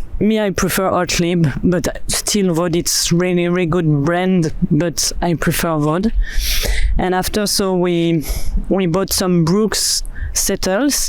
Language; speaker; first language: English; non-native, fluent; French